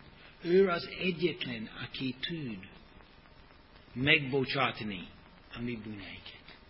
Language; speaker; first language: Hungarian; non-native, fluent; English